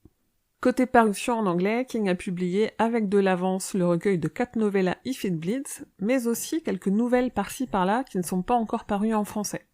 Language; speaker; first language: French; native; French